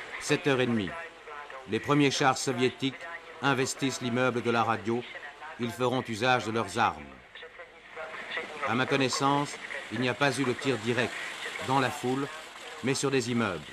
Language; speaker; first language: French; native; French